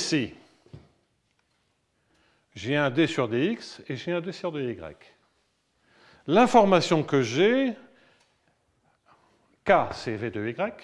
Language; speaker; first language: French; native; French